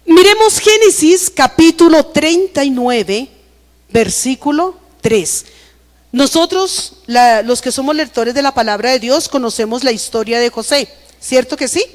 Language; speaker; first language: Spanish; native; Spanish